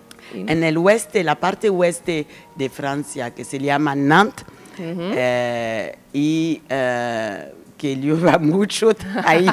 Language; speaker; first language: Spanish; non-native, learner; French